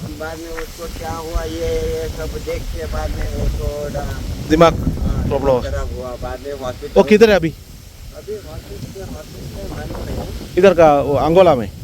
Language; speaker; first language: Hindi; non-native, learner; Malayalam